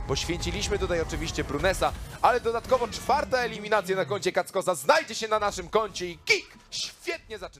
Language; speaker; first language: Polish; native; Polish